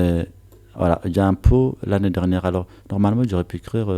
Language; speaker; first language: French; non-native, fluent; Tigrinya